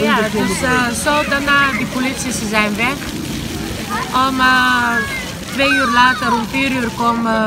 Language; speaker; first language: Dutch; non-native, learner; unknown